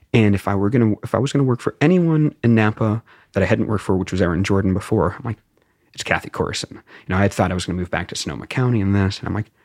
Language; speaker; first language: English; native; English